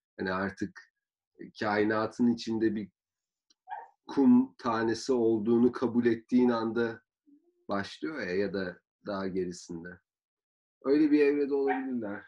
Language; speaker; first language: Turkish; native; Turkish